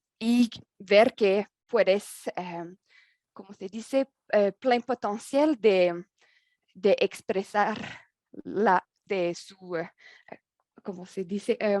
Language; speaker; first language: Spanish; non-native, learner; French